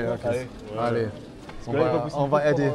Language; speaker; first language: French; non-native, fluent; German